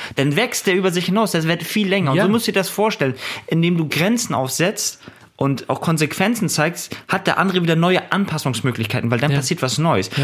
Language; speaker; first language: German; early bilingual, other home language; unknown